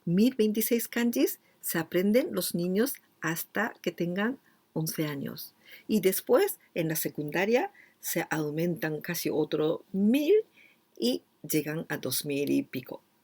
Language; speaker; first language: Spanish; non-native, fluent; Japanese